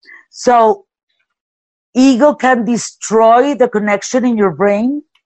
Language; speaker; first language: English; non-native, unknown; Spanish